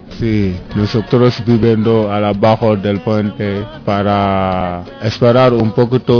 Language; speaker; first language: Spanish; non-native, learner; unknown